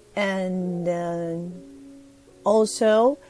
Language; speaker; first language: English; non-native, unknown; Japanese